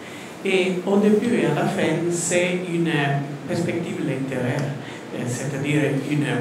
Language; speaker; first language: French; non-native, fluent; Italian